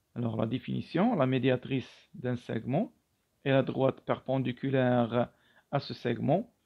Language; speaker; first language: French; non-native, local second language; Arabic